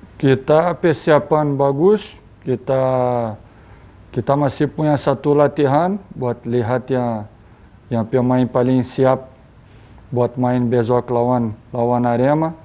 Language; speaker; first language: Indonesian; non-native, learner; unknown